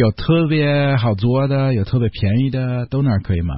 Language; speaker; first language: Chinese; non-native, learner; English